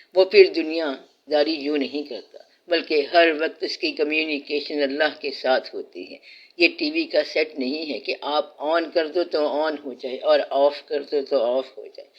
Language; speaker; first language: Urdu; non-native, local second language; Punjabi